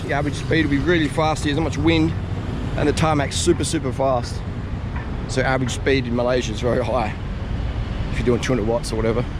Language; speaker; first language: English; native; English